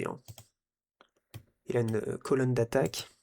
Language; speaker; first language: French; native; French